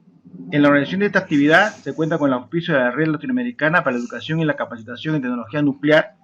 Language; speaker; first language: Spanish; native; Spanish